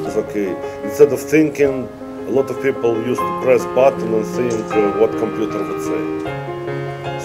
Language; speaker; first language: English; non-native, fluent; Russian